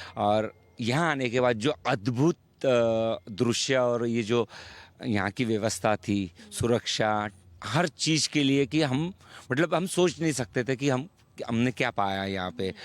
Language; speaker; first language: Hindi; native; Hindi